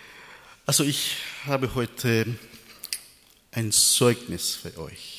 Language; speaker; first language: German; non-native, learner; Persian